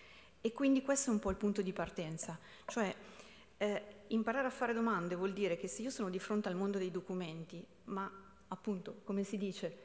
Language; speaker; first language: Italian; native; Italian